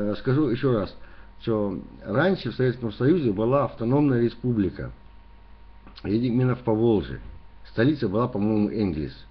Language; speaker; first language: Russian; native; Russian